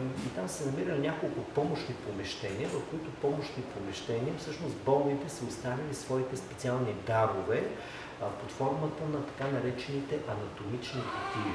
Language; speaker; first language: Bulgarian; native; Bulgarian